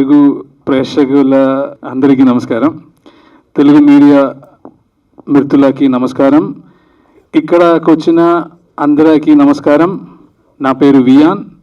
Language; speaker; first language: Telugu; non-native, learner; Malayalam